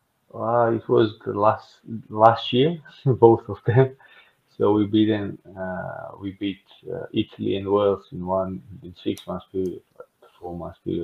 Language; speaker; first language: English; non-native, fluent; Georgian